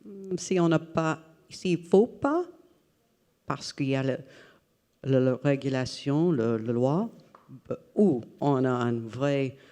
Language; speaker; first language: French; non-native, fluent; English